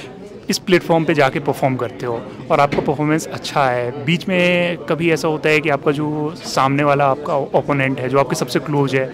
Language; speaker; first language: Hindi; native; Hindi